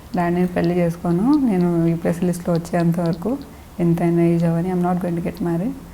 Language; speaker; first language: Telugu; non-native, local second language; Lambadi